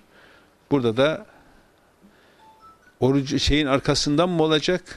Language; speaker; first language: Turkish; native; Turkish